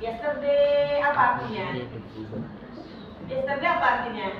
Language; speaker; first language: English; non-native, learner; Indonesian